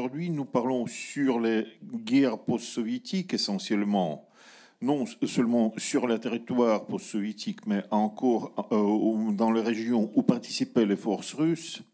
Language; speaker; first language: French; non-native, learner; Russian